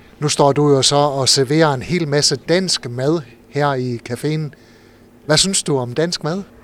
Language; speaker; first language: Danish; native; Danish